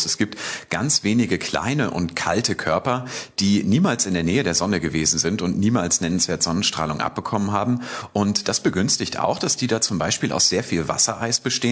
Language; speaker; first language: German; native; German